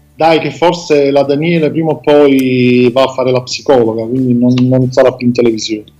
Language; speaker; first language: Italian; native; Italian